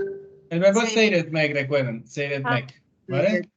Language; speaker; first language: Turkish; non-native, learner; Spanish